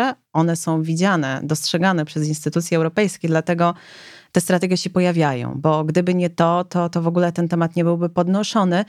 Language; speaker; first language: Polish; native; Polish